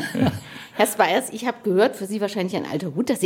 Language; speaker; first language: German; native; German